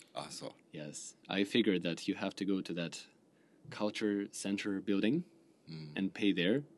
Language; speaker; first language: English; non-native, fluent; Russian